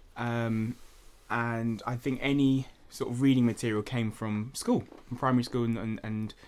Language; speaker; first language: English; native; English